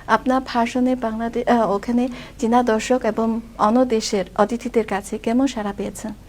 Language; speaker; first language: Bangla; non-native, fluent; Chinese